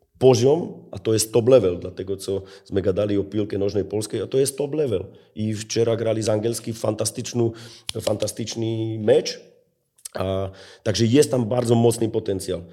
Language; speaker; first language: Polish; non-native, learner; Slovak